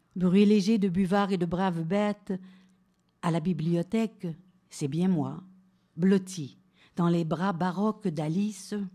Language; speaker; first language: French; native; French